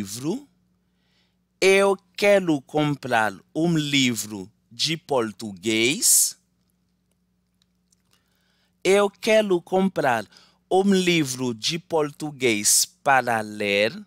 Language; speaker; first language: Portuguese; non-native, learner; Haitian Creole